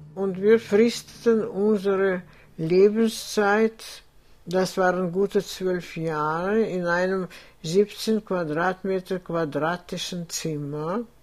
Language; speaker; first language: German; non-native, fluent; Russian